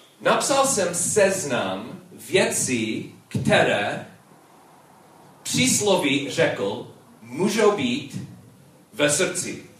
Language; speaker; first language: Czech; non-native, learner; English